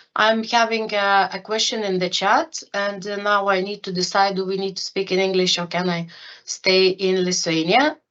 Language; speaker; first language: English; non-native, fluent; Lithuanian